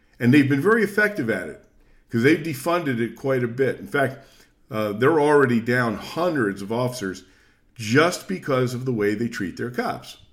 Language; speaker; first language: English; native; English